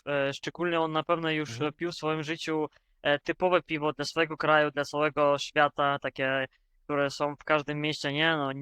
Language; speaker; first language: Polish; non-native, fluent; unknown